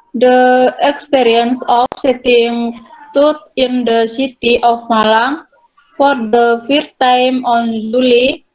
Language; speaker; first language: English; non-native, learner; Indonesian